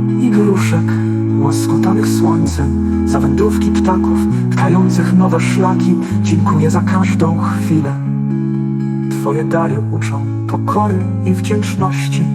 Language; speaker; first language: Polish; native; Polish